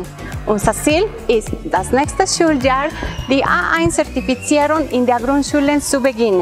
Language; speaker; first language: German; non-native, fluent; Spanish